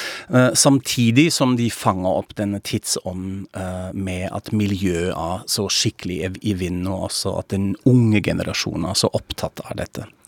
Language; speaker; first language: Norwegian; non-native, fluent; German